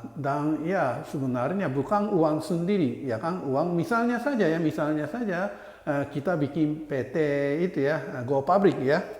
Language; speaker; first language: Indonesian; non-native, fluent; Japanese